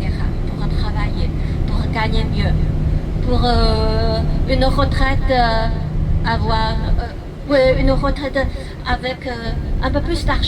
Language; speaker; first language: French; non-native, fluent; Chinese